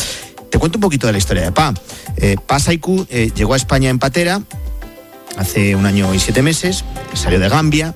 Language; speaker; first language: Spanish; native; Spanish